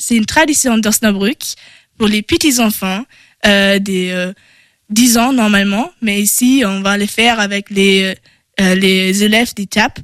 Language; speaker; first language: French; non-native, learner; German